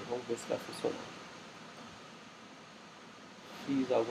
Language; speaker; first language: Portuguese; native; Portuguese